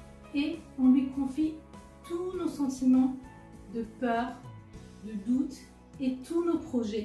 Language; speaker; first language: French; native; French